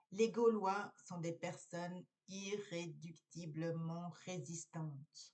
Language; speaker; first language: French; native; French